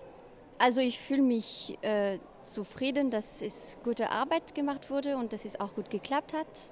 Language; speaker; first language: German; non-native, fluent; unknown